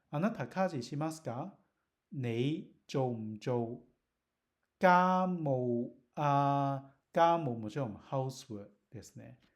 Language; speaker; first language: Japanese; non-native, learner; Cantonese